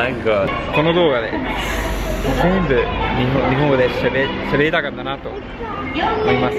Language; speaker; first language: Japanese; non-native, fluent; English